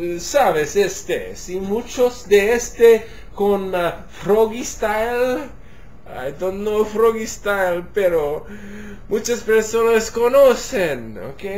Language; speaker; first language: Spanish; non-native, learner; English